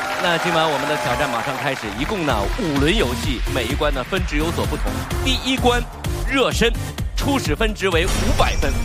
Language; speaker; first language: Chinese; native; Chinese